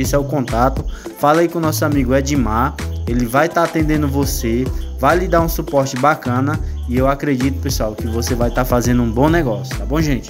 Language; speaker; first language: Portuguese; native; Portuguese